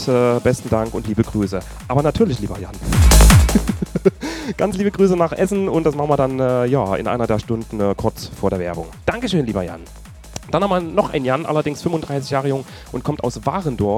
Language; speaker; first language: German; native; German